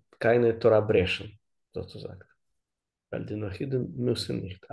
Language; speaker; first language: German; non-native, learner; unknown